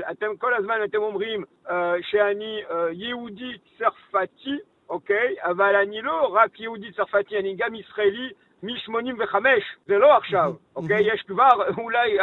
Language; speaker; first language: Hebrew; non-native, learner; French